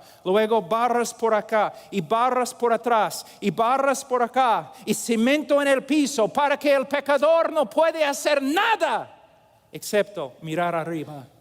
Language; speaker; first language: Spanish; non-native, fluent; English